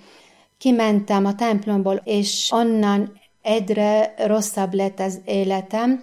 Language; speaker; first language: Hungarian; non-native, fluent; Arabic